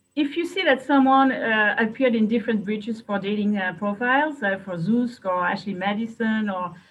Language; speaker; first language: English; non-native, fluent; French